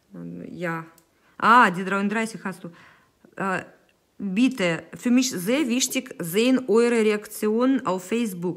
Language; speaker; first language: German; non-native, fluent; Russian